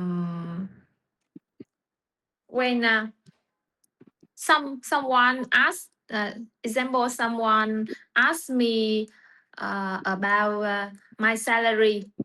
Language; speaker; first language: English; non-native, learner; Vietnamese